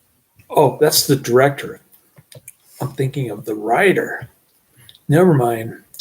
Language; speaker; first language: English; native; English